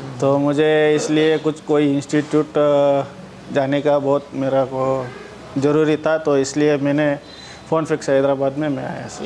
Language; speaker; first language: Hindi; non-native, local second language; Kannada